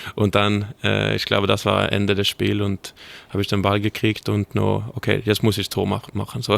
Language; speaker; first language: German; non-native, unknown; Swedish